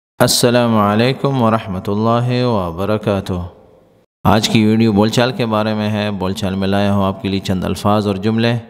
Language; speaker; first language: Urdu; non-native, local second language; Pashto